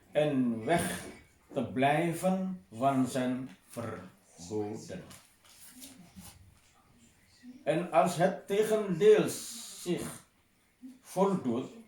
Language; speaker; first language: Dutch; non-native, fluent; Indonesian